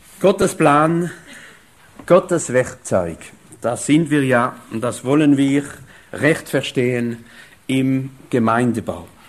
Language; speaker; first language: German; non-native, fluent; French